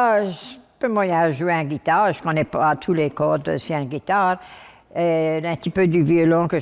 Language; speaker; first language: French; non-native, local second language; English